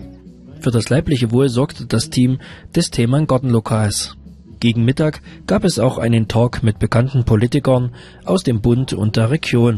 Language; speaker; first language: German; native; German